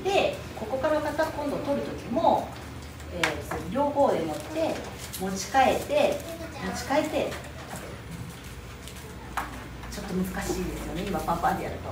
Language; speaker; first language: Japanese; native; Japanese